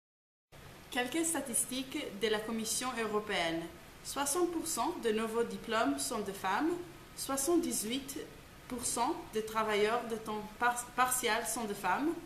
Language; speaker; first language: French; non-native, learner; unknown